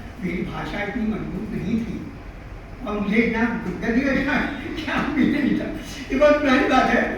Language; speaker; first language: Hindi; native; Hindi